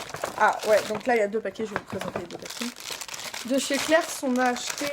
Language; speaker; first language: French; native; French